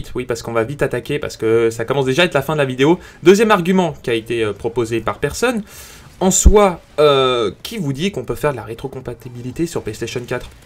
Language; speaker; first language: French; native; French